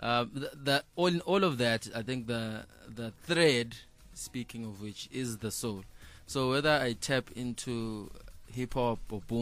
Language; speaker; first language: English; non-native, local second language; Zulu